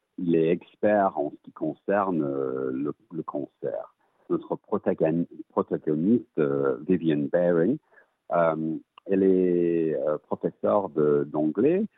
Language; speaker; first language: French; early bilingual, heritage; English